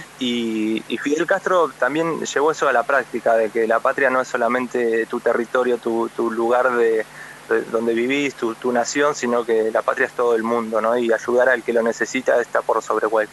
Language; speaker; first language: Spanish; native; Spanish